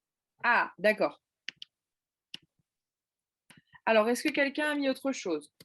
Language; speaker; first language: French; native; French